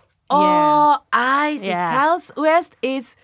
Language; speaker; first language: English; non-native, learner; Japanese